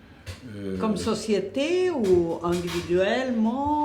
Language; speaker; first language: French; non-native, fluent; Spanish